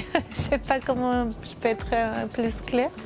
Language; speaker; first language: French; non-native, fluent; Armenian